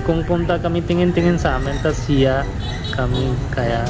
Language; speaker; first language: Filipino; non-native, learner; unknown